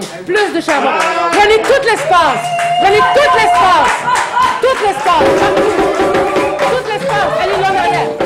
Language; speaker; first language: French; native; French